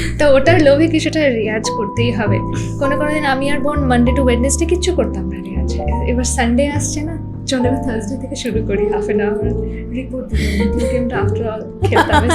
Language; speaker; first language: Bangla; early bilingual, heritage; Bangla